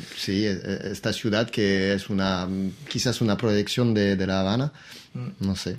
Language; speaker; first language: Spanish; non-native, fluent; French